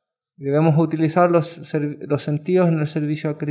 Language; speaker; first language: Spanish; native; Spanish